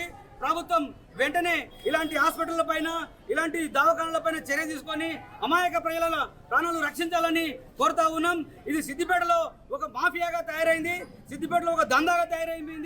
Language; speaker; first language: Telugu; native; Telugu